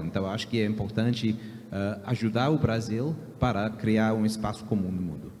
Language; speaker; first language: Portuguese; non-native, fluent; English